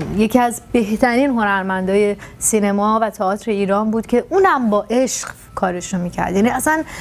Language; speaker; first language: Persian; native; Persian